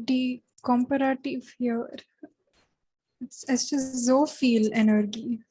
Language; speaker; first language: German; non-native, learner; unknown